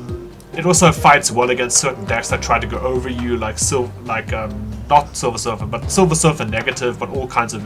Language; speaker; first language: English; native; English